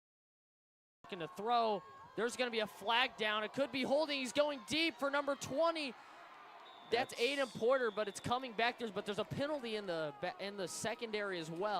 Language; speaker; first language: English; native; English